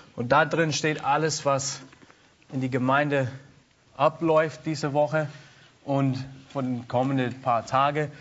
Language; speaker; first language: German; non-native, learner; English